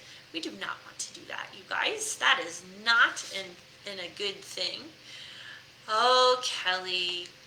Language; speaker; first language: English; native; English